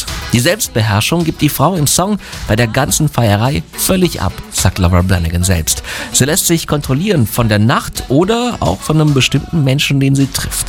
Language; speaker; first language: German; native; German